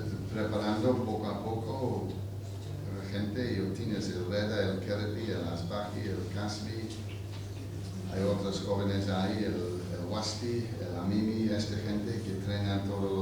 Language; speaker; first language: Spanish; non-native, fluent; English